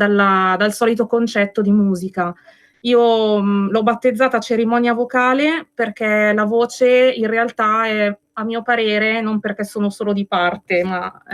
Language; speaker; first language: Italian; native; Italian